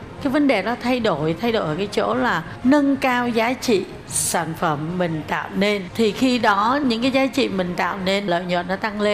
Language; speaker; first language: Vietnamese; native; Vietnamese